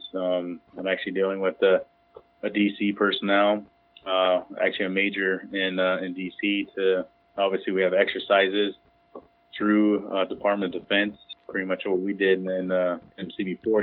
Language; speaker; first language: English; native; English